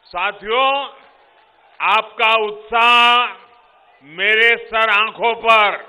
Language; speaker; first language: Hindi; non-native, local second language; Gujarati